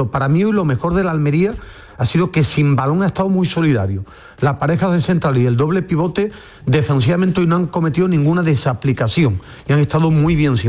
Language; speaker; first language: Spanish; native; Spanish